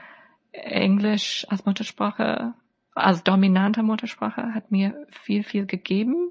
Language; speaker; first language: German; non-native, fluent; English